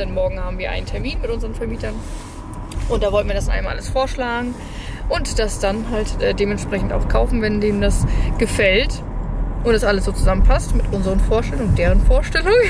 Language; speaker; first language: German; native; German